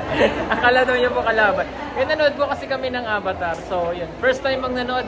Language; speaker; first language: Filipino; native; Filipino